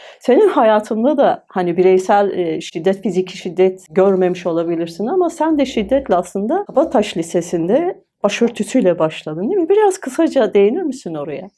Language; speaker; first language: Turkish; native; Turkish